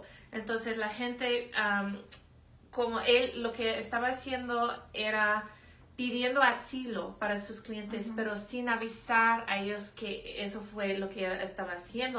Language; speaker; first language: Spanish; non-native, fluent; English